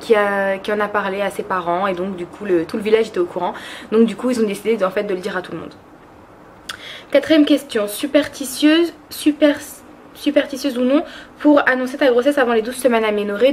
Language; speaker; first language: French; early bilingual, other home language; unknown